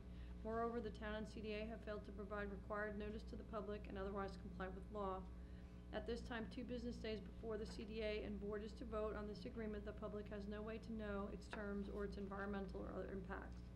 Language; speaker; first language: English; native; English